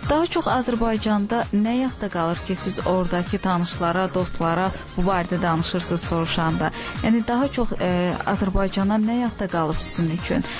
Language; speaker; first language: Azerbaijani; native; Azerbaijani